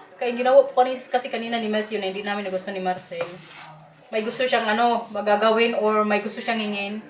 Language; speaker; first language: Filipino; non-native, local second language; Waray